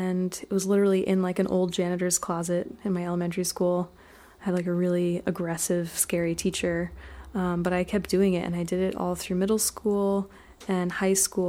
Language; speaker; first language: English; native; English